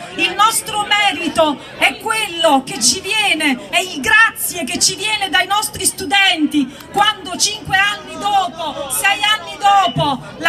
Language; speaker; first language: Italian; native; Italian